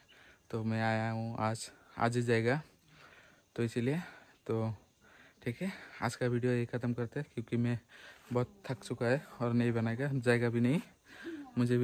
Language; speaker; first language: Hindi; non-native, local second language; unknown